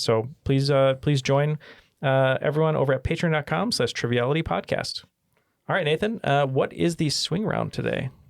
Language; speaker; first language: English; native; English